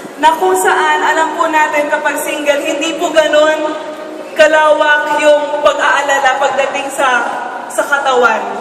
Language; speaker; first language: Filipino; native; Filipino